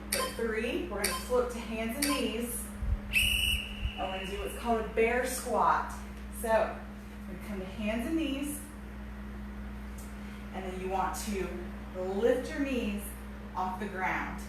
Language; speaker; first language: English; native; English